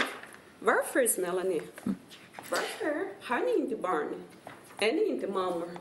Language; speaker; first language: Swedish; non-native, fluent; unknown